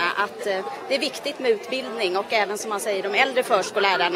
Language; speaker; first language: Swedish; native; Swedish